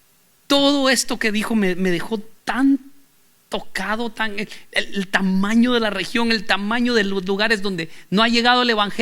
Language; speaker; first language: Spanish; native; Spanish